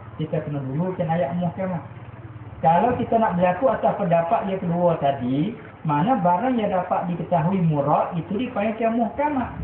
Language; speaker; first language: Malay; native; Malay